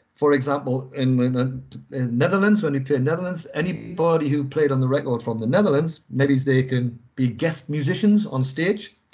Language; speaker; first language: English; native; English